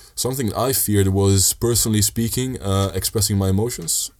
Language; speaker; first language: English; early bilingual, heritage; Dutch